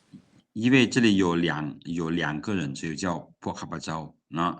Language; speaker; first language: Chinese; non-native, fluent; Lao